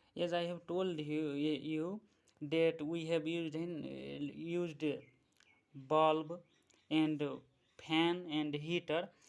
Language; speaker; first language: English; non-native, local second language; Nepali